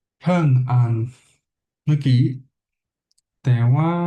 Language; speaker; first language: Thai; non-native, learner; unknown